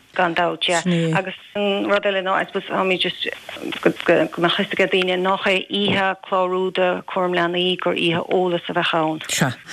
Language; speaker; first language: Irish; native; Irish